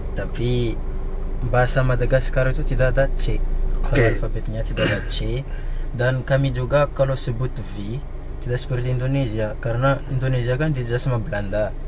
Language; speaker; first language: Indonesian; non-native, fluent; Malagasy